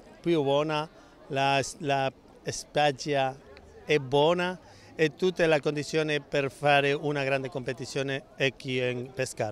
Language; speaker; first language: Italian; non-native, learner; Spanish